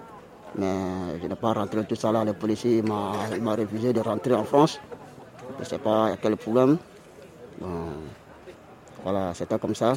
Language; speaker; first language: French; non-native, learner; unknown